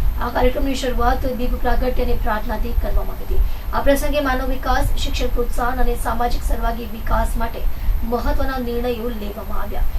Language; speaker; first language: Gujarati; native; Gujarati